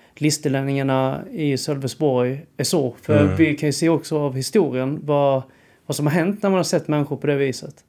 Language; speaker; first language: Swedish; native; Swedish